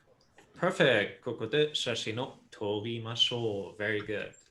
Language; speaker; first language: Japanese; non-native, fluent; English